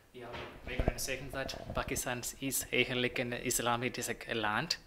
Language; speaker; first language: Dutch; non-native, learner; Malayalam